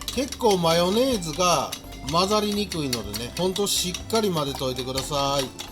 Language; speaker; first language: Japanese; native; Japanese